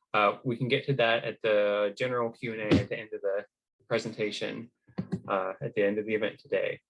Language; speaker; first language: English; native; English